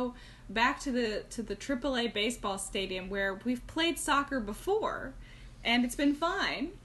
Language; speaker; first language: English; native; English